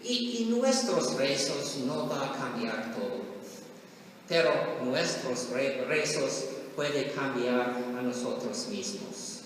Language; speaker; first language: Spanish; non-native, learner; English